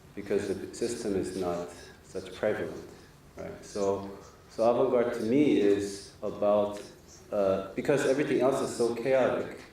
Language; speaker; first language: English; non-native, learner; Korean